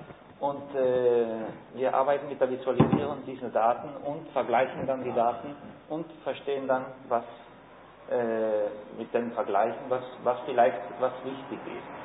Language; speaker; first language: German; non-native, fluent; Spanish